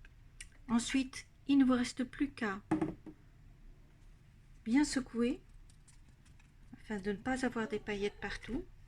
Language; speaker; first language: French; native; French